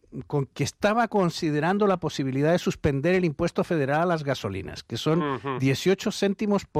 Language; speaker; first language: Spanish; native; Spanish